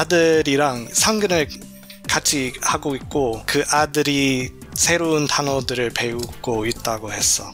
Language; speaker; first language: Korean; non-native, learner; English